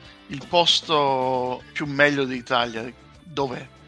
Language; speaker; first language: Italian; early bilingual, heritage; Italian